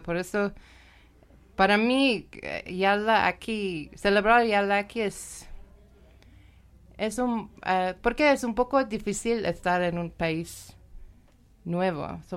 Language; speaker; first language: Spanish; non-native, learner; Persian